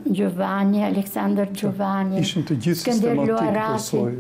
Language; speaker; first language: Albanian; early bilingual, other home language; Bulgarian